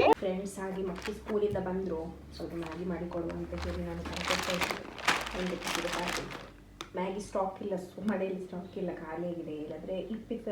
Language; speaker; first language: Kannada; non-native, local second language; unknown